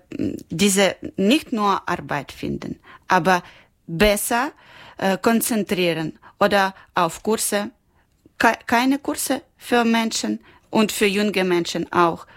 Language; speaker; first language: German; non-native, learner; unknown